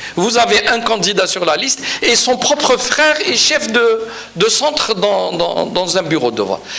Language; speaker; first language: French; non-native, local second language; Arabic